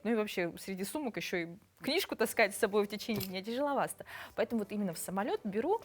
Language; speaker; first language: Russian; native; Russian